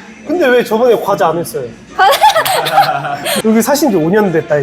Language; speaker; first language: Korean; native; Korean